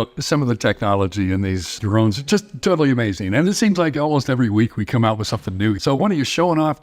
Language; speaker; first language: English; native; English